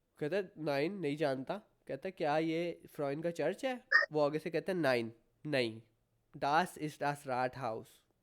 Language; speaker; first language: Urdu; native; Urdu